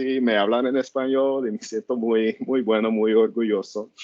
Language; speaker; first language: Spanish; non-native, learner; English